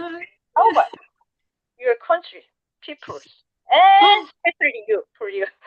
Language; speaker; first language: English; non-native, learner; Korean